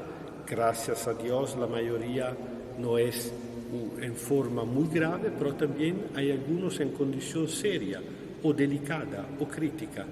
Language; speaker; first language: Spanish; non-native, fluent; Italian